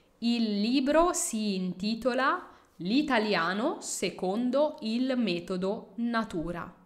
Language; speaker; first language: Italian; native; Italian